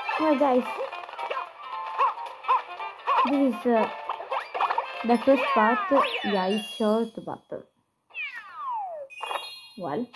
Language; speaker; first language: English; non-native, learner; Italian